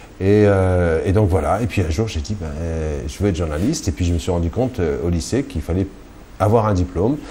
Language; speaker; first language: French; early bilingual, other home language; Kabyle